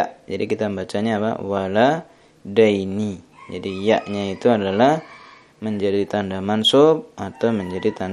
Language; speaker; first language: Indonesian; native; Indonesian